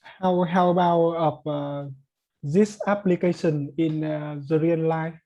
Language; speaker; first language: English; non-native, learner; Vietnamese